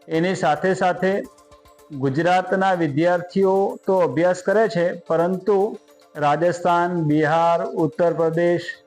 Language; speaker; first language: Hindi; non-native, local second language; Gujarati